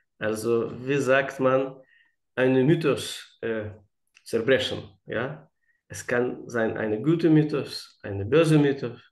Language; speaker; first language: German; non-native, fluent; Russian